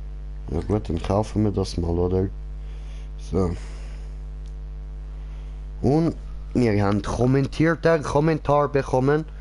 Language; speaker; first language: German; native; German